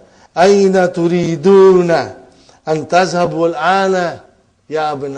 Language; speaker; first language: Arabic; non-native, fluent; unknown